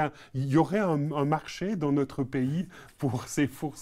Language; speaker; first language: French; native; French